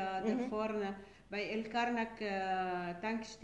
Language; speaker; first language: German; non-native, fluent; Arabic